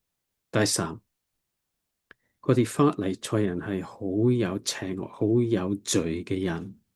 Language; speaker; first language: Cantonese; non-native, learner; English